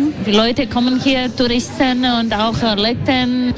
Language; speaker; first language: German; non-native, learner; Latvian